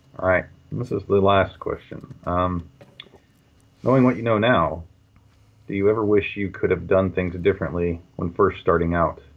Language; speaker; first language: English; native; English